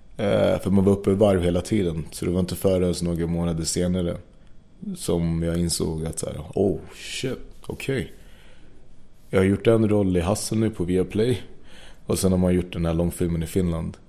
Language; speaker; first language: Swedish; early bilingual, other home language; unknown